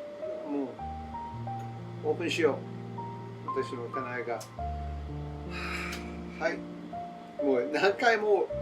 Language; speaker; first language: Japanese; non-native, learner; English